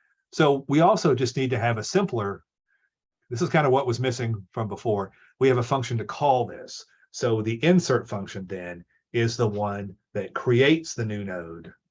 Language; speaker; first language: English; native; English